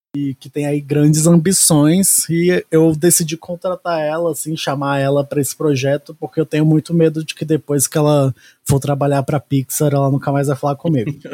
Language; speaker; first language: Portuguese; native; Portuguese